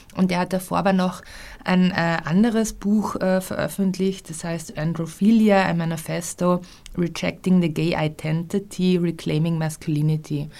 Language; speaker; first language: German; native; German